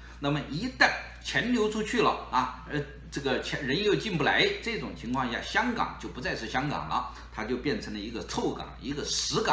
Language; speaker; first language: Chinese; native; Chinese